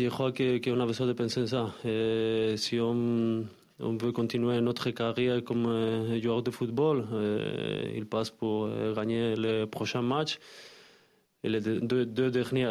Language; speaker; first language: French; non-native, learner; Spanish